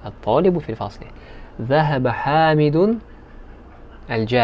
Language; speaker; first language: Arabic; non-native, fluent; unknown